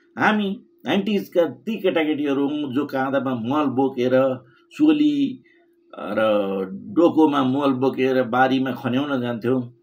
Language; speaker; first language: Nepali; native; Nepali